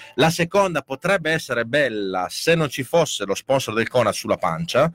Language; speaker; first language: Italian; native; Italian